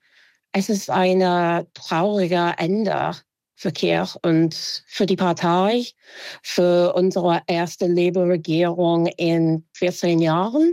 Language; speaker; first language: German; non-native, fluent; English